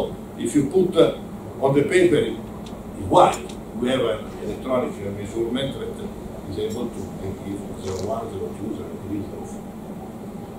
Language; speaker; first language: English; non-native, learner; Italian